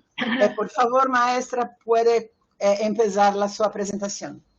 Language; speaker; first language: Spanish; non-native, fluent; Portuguese